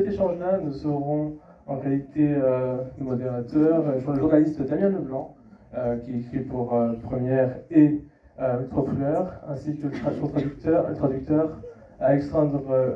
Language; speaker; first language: French; native; French